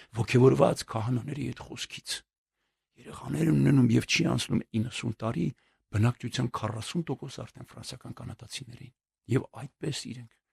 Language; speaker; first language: Armenian; native; Armenian